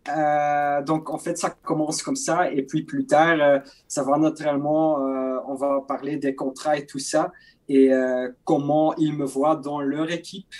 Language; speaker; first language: French; non-native, local second language; Dutch